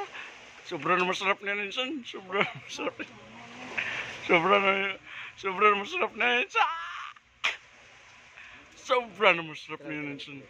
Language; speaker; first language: Filipino; non-native, local second language; Cebuano